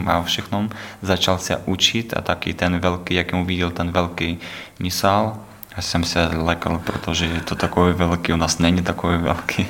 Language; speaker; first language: Czech; non-native, learner; Ukrainian